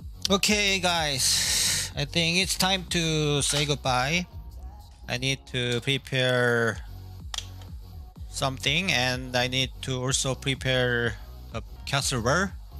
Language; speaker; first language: English; non-native, fluent; Korean